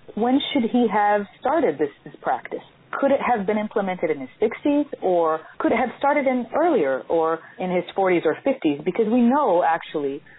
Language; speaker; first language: English; non-native, fluent; Portuguese